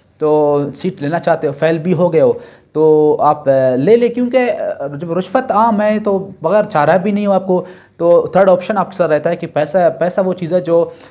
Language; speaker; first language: Urdu; non-native, local second language; Brahui